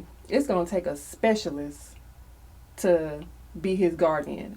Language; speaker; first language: English; native; English